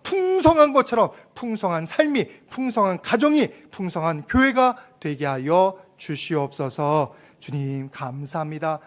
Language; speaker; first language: Korean; native; Korean